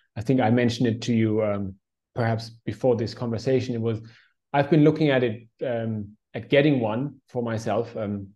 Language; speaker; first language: English; non-native, fluent; German